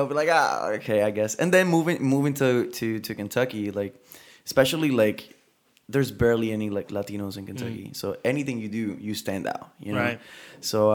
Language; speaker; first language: English; non-native, fluent; Spanish